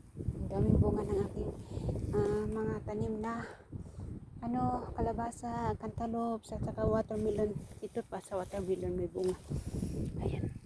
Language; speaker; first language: Filipino; native; Filipino